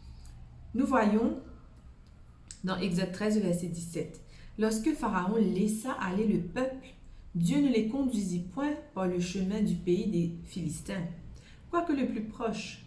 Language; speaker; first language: French; native; French